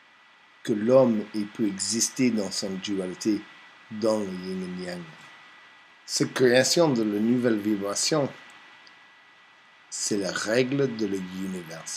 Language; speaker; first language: French; non-native, fluent; English